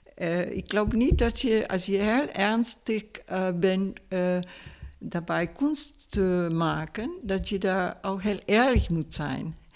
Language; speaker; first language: Dutch; non-native, fluent; Spanish